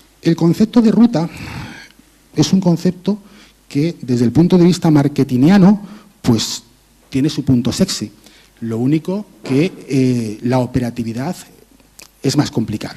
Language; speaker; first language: Spanish; native; Spanish